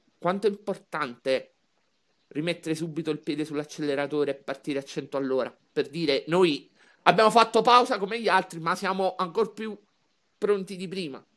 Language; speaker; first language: Italian; native; Italian